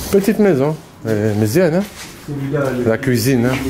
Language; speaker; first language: French; early bilingual, other home language; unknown